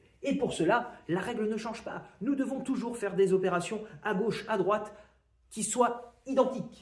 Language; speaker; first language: French; native; French